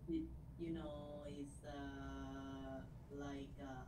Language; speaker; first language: English; non-native, learner; Thai